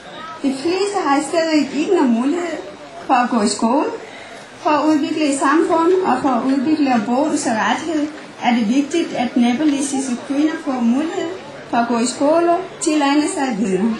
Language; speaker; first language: Danish; non-native, fluent; Nepali